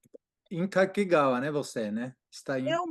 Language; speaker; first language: Portuguese; non-native, fluent; Japanese